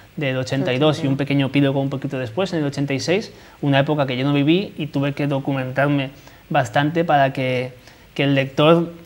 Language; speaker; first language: Spanish; native; Spanish